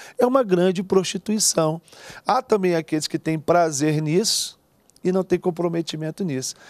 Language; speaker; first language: Portuguese; native; Portuguese